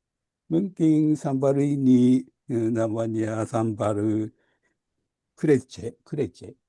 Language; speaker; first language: Indonesian; non-native, learner; Japanese